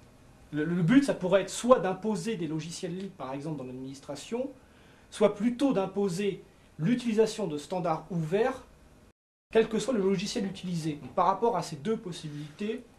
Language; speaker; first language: French; native; French